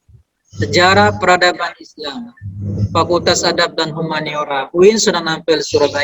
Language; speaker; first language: Malay; native; Malay